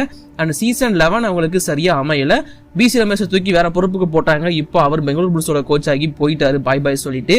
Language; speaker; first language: Tamil; native; Tamil